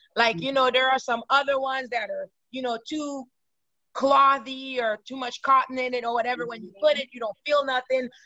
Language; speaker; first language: English; non-native, fluent; Haitian Creole